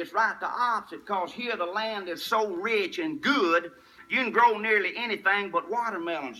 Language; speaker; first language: English; native; English